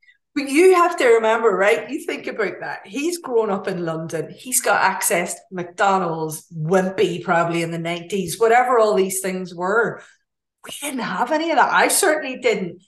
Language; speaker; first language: English; native; English